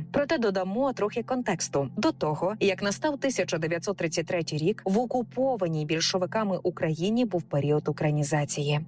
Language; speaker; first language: Ukrainian; native; Ukrainian